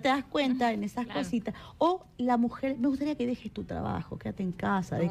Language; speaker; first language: Spanish; native; Spanish